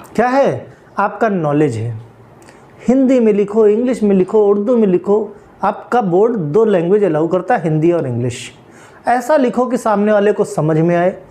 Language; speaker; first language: Hindi; native; Hindi